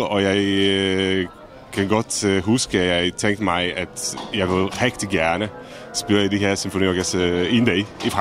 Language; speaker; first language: Danish; non-native, fluent; Czech